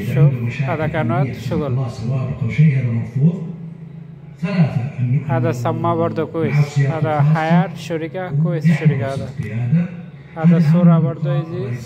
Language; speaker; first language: Arabic; non-native, learner; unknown